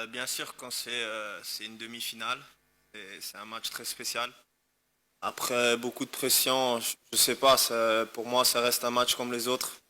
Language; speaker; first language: French; non-native, fluent; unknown